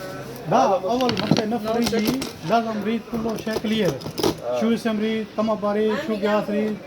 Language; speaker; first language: Arabic; non-native, learner; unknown